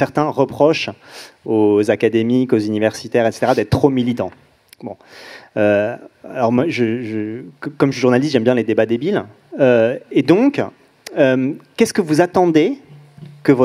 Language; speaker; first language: French; native; French